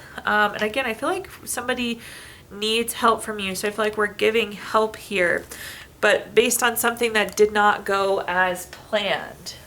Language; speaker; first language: English; native; English